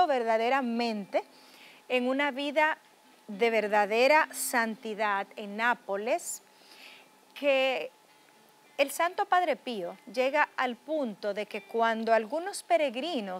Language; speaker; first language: Spanish; native; Spanish